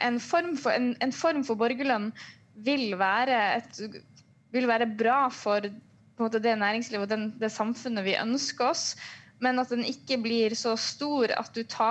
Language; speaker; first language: Norwegian; native; Norwegian